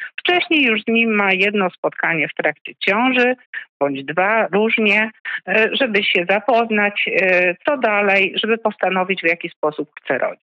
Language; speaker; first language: Polish; native; Polish